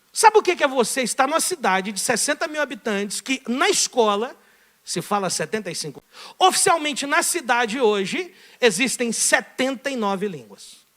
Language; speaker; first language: Portuguese; native; Portuguese